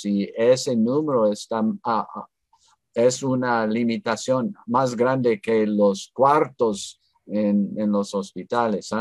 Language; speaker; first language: Spanish; non-native, fluent; English